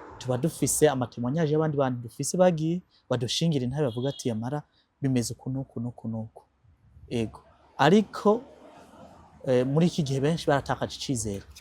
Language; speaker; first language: Rundi; native; Rundi